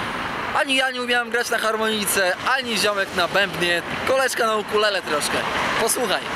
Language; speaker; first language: Polish; native; Polish